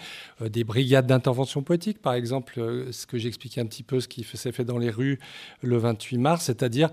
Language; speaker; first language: French; native; French